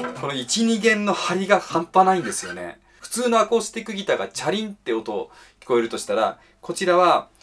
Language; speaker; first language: Japanese; native; Japanese